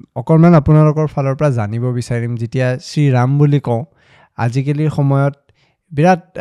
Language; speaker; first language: Assamese; native; Assamese